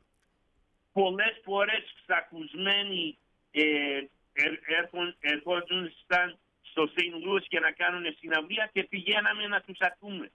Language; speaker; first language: Greek; early bilingual, heritage; Greek